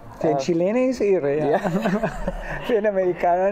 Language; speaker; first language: German; non-native, fluent; Spanish